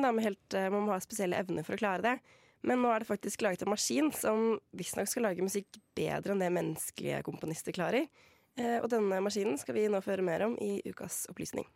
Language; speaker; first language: Norwegian; native; Norwegian